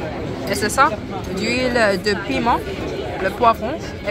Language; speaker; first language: French; non-native, learner; Korean